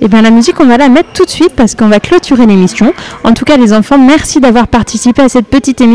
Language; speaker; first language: French; native; French